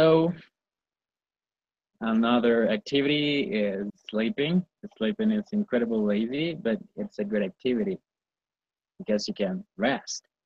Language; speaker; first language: English; non-native, learner; Spanish